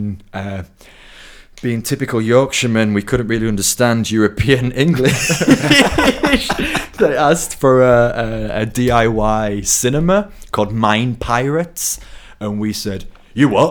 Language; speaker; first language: English; native; English